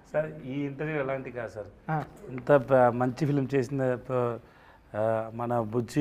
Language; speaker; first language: Telugu; non-native, learner; Tamil